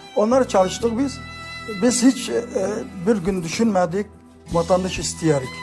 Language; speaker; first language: Turkish; early bilingual, heritage; Turkish